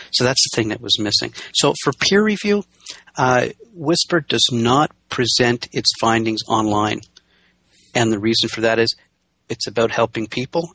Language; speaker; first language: English; native; English